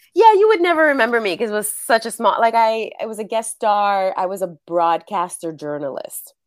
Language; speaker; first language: English; early bilingual, other home language; Spanish